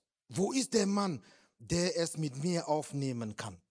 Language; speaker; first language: German; non-native, fluent; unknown